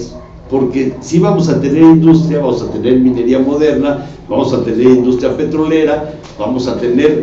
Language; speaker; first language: Spanish; native; Spanish